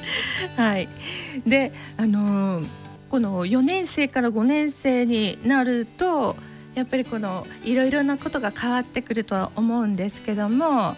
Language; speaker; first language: Japanese; native; Japanese